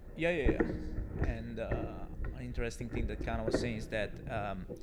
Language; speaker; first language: English; non-native, fluent; Italian